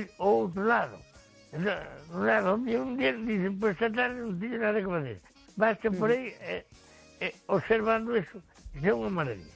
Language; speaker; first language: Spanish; non-native, local second language; Galician